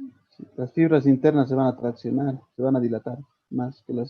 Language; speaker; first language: Spanish; native; Spanish